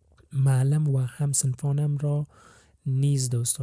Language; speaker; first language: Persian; native; Persian